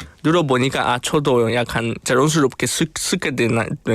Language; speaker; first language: Korean; non-native, fluent; Spanish